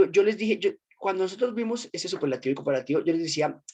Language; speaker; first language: Spanish; native; Spanish